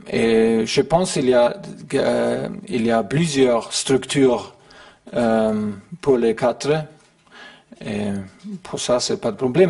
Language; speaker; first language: French; non-native, learner; German